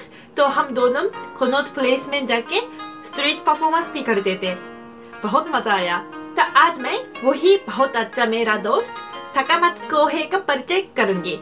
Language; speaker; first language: Hindi; non-native, fluent; Japanese